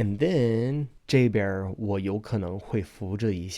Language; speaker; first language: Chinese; non-native, fluent; English